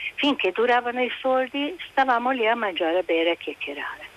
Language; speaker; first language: Italian; non-native, fluent; Hungarian